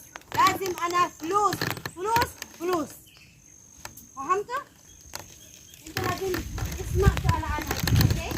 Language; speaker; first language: Arabic; non-native, learner; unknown